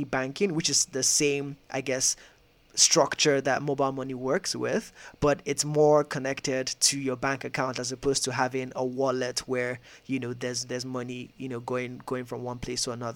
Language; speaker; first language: English; non-native, local second language; Yoruba